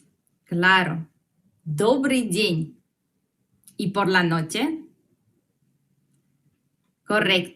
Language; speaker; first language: Spanish; non-native, fluent; Russian